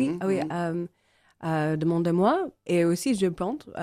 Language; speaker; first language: French; non-native, learner; English